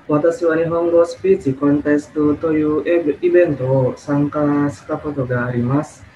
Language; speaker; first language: Japanese; non-native, learner; Indonesian